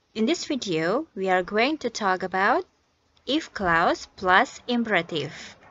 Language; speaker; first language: English; non-native, fluent; Indonesian